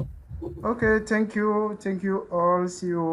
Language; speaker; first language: English; non-native, learner; French